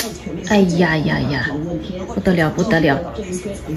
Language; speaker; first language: Chinese; native; Chinese